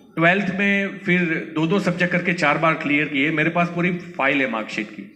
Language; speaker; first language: Hindi; non-native, local second language; Gujarati